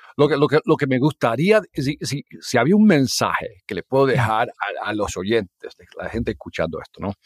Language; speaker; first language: Spanish; early bilingual, heritage; Spanish